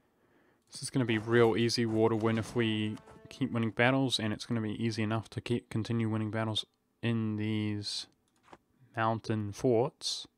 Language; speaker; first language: English; native; English